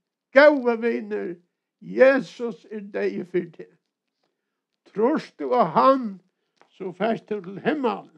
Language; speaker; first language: Swedish; non-native, learner; Faroese